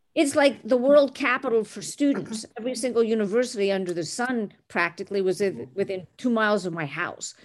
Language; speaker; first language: English; non-native, fluent; French